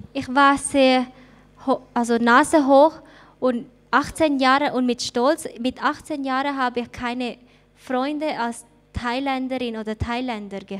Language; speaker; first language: German; non-native, fluent; Thai